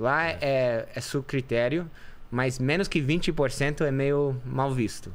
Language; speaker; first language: Portuguese; non-native, fluent; English